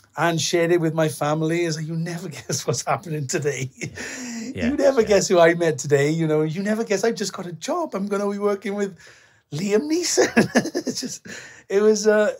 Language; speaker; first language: English; native; English